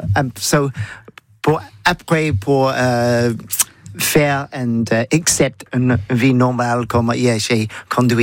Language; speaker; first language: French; non-native, learner; English